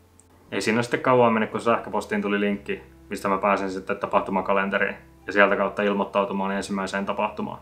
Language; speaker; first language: Finnish; native; Finnish